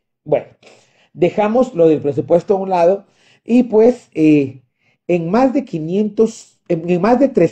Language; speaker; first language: Spanish; native; Spanish